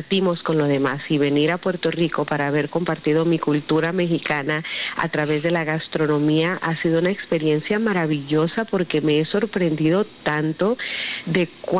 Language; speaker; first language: Spanish; native; Spanish